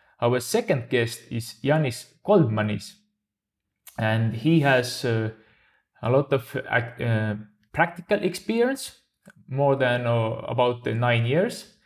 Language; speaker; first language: English; non-native, fluent; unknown